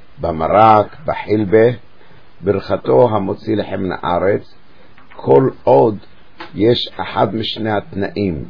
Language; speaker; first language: Hebrew; native; Hebrew